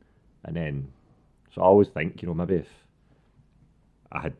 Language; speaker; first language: English; non-native, local second language; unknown